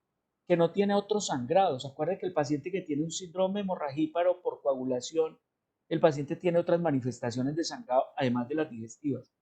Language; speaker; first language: Spanish; native; Spanish